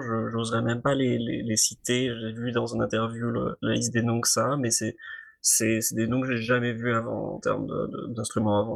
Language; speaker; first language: French; native; French